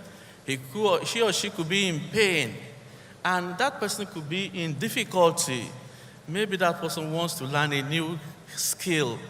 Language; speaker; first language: English; non-native, local second language; Yoruba